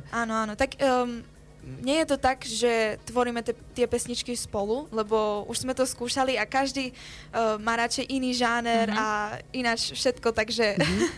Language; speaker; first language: Slovak; early bilingual, other home language; Spanish